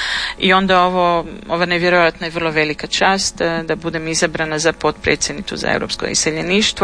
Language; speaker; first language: Serbian; native; Serbian